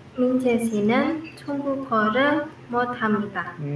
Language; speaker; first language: Korean; non-native, learner; Indonesian